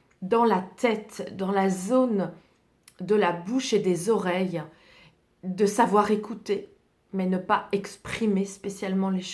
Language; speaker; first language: French; native; French